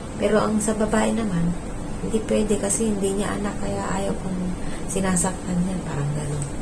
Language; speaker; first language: Filipino; non-native, local second language; Iloko